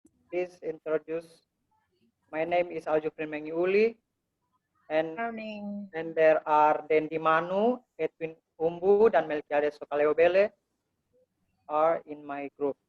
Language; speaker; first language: English; non-native, learner; Indonesian